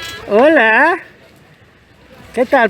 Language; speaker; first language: Spanish; non-native, learner; English